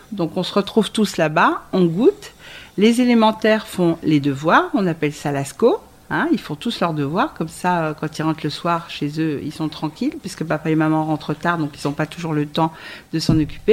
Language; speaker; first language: French; native; French